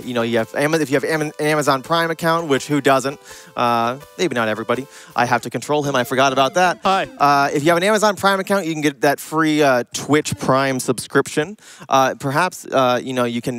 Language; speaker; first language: English; native; English